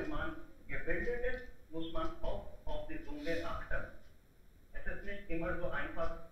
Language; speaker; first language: German; non-native, learner; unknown